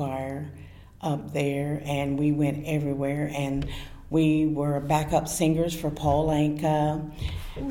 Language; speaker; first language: English; native; English